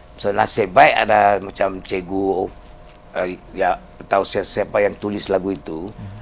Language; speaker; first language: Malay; non-native, local second language; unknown